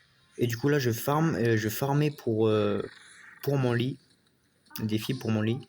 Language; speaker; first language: French; native; French